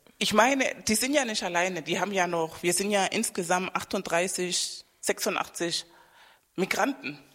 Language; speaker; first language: German; non-native, fluent; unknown